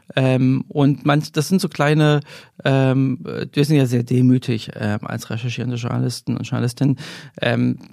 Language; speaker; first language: German; native; German